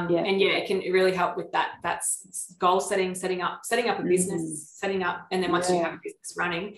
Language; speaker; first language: English; native; English